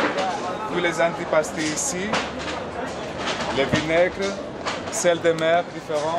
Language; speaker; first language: French; non-native, fluent; Greek